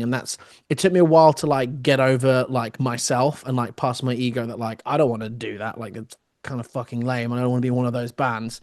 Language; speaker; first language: English; native; English